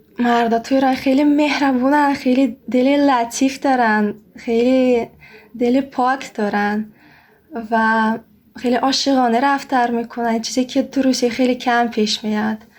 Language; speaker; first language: Persian; non-native, fluent; Russian